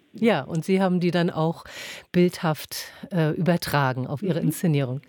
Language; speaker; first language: German; native; German